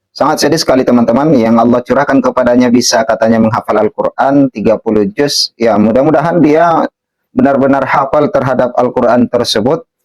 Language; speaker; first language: Indonesian; native; Indonesian